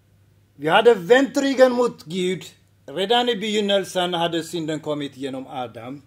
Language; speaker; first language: Swedish; non-native, fluent; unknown